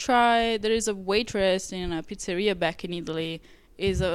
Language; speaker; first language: English; non-native, fluent; Italian